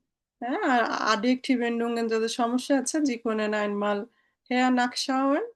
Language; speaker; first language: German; non-native, fluent; Bangla